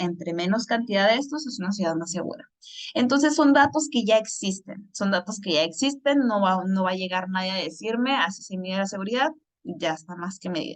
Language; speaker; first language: Spanish; native; Spanish